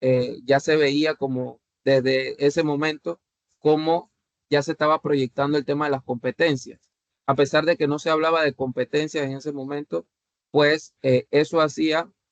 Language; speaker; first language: Spanish; native; Spanish